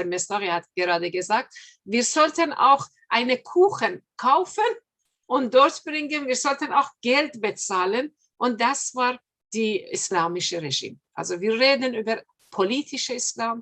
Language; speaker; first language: German; non-native, fluent; Persian